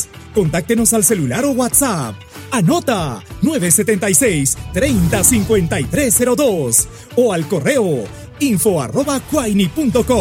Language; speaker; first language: Spanish; native; Spanish